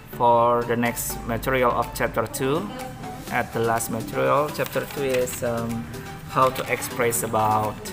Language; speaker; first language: English; non-native, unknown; Indonesian